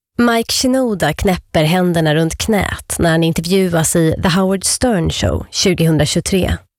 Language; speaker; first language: Swedish; native; Swedish